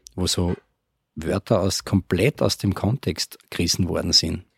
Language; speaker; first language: German; native; German